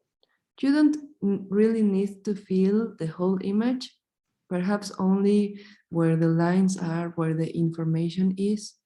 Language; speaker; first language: English; non-native, fluent; Spanish